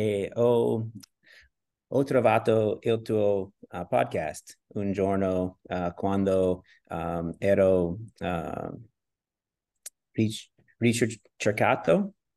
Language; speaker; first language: Italian; non-native, learner; English